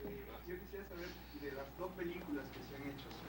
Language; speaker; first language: Spanish; native; Spanish